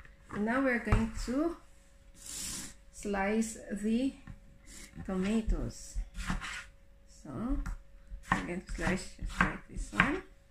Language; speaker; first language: English; non-native, local second language; Cebuano